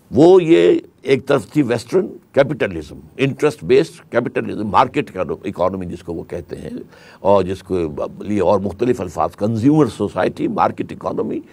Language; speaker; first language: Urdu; native; Urdu